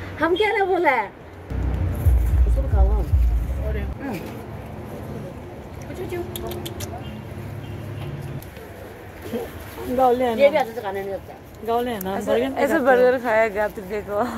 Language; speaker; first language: Hindi; non-native, local second language; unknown